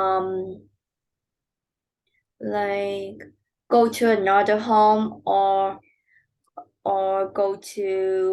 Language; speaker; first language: English; non-native, learner; Vietnamese